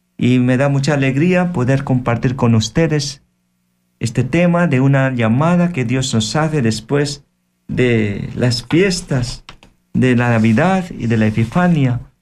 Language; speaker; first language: Spanish; non-native, fluent; Filipino